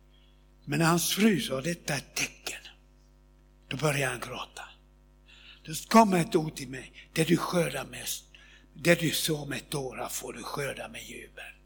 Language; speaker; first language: Swedish; non-native, fluent; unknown